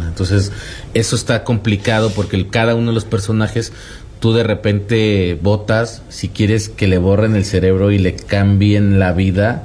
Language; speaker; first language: Spanish; native; Spanish